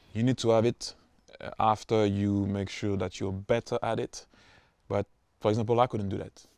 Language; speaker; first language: English; non-native, fluent; French